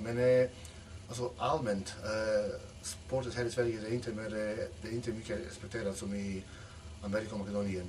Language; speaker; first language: Swedish; non-native, fluent; Macedonian